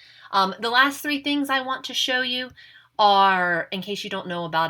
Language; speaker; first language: English; native; English